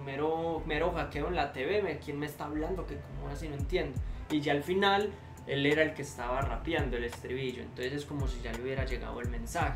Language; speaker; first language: Spanish; native; Spanish